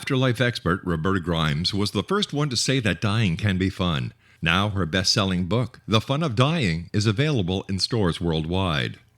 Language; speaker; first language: English; native; English